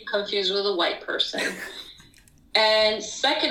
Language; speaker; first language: English; non-native, fluent; Spanish